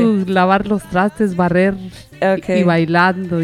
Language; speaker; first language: Spanish; native; Spanish